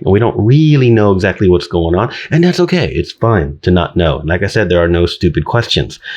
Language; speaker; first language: English; native; English